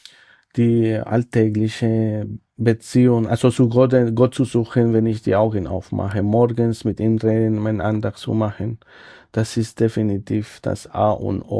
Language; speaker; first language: German; non-native, fluent; Spanish